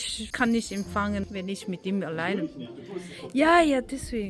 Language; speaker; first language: German; non-native, learner; Korean